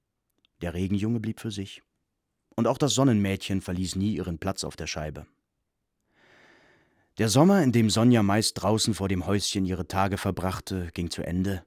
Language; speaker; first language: German; native; German